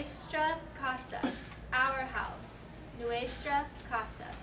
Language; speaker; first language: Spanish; non-native, learner; English